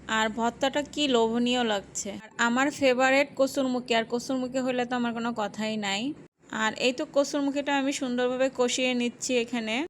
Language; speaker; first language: Bangla; native; Bangla